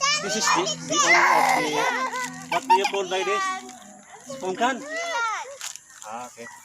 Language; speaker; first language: English; non-native, local second language; Cebuano